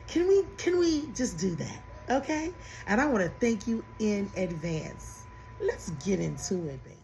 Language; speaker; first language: English; native; English